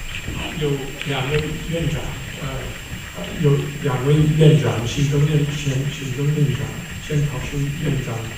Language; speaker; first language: Chinese; non-native, fluent; English